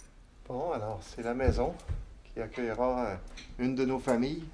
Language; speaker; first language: French; native; French